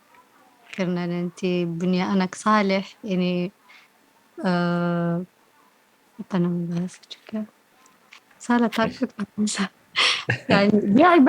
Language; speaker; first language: Indonesian; non-native, learner; Arabic